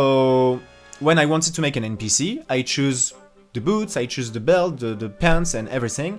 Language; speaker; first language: English; non-native, fluent; French